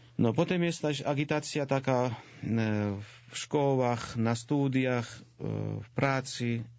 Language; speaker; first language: Polish; non-native, fluent; Georgian